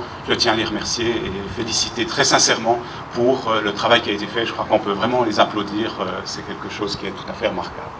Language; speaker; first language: French; native; French